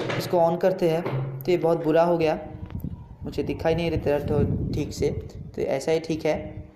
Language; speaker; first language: Hindi; non-native, local second language; Bangla